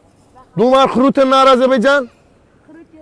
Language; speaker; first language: Dutch; non-native, fluent; Azerbaijani